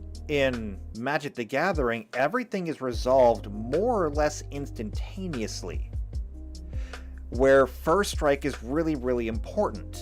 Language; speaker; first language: English; native; English